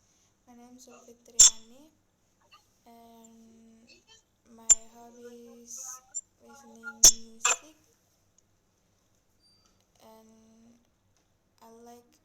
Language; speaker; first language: English; non-native, learner; Indonesian